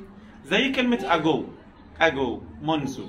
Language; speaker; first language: Arabic; native; Arabic